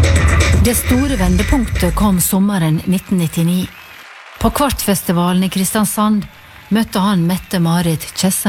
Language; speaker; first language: Norwegian; native; Norwegian